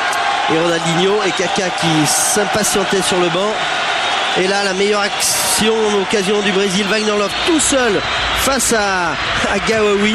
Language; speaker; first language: French; native; French